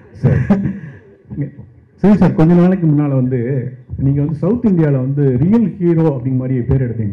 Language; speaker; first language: Tamil; native; Tamil